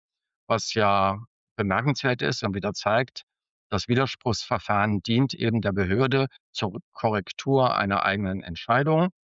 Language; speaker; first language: German; native; German